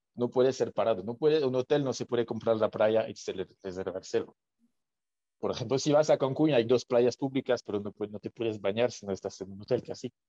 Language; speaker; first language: Spanish; non-native, fluent; French